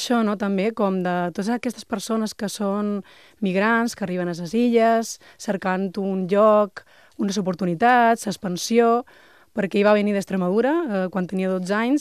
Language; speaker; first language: Catalan; non-native, local second language; Spanish